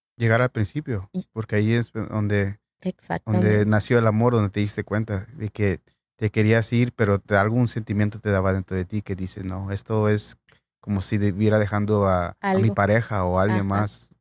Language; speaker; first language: Spanish; native; Spanish